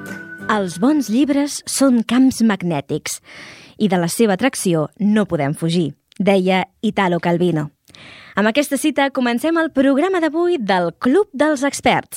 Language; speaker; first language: Catalan; native; Catalan